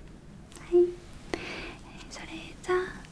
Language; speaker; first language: Japanese; non-native, learner; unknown